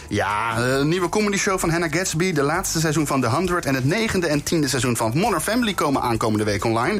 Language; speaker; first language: Dutch; native; Dutch